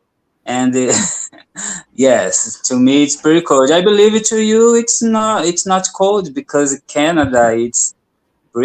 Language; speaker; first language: English; non-native, learner; Portuguese